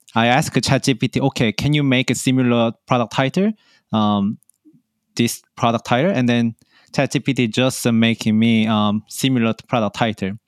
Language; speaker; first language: English; non-native, learner; Korean